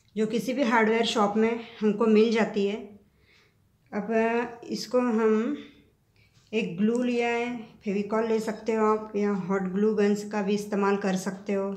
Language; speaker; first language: Hindi; non-native, local second language; Marathi